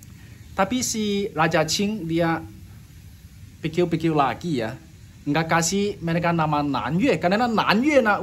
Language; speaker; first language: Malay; non-native, fluent; Chinese